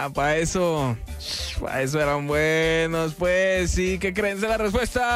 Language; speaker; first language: Spanish; native; Spanish